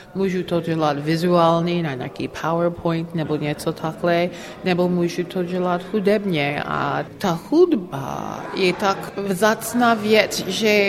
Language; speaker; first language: Czech; non-native, fluent; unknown